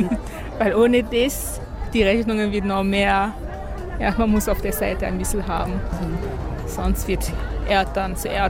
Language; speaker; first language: German; non-native, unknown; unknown